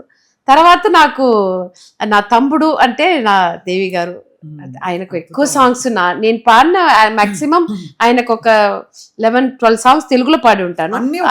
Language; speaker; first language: Telugu; non-native, local second language; Tamil